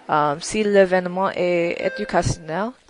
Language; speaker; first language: French; non-native, learner; English